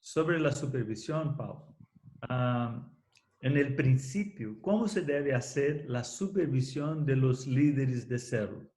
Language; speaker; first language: Spanish; non-native, fluent; Portuguese